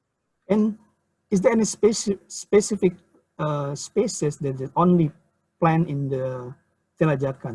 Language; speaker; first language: English; non-native, learner; Indonesian